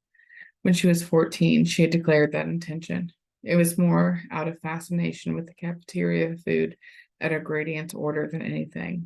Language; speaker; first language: English; native; English